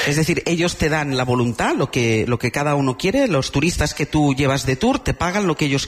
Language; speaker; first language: Spanish; native; Spanish